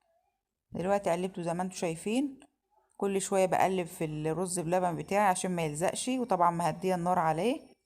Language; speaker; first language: Arabic; native; Arabic